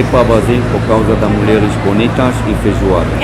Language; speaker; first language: Portuguese; non-native, fluent; Hebrew